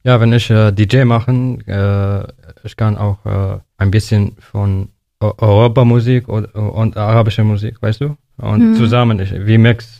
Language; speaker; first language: German; non-native, learner; Arabic